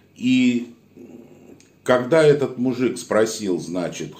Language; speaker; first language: Russian; native; Russian